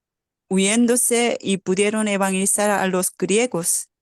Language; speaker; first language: Spanish; non-native, fluent; Korean